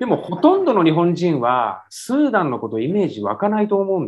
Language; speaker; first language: Japanese; native; Japanese